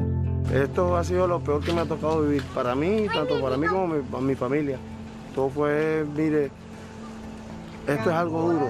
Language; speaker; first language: Spanish; native; Spanish